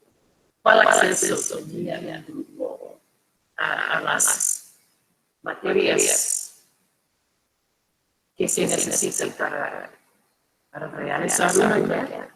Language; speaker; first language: Spanish; non-native, fluent; English